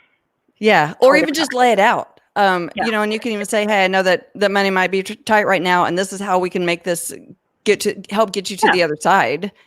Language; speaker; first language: English; native; English